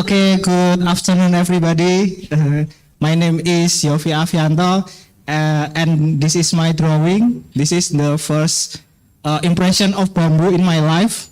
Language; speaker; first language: English; non-native, fluent; Indonesian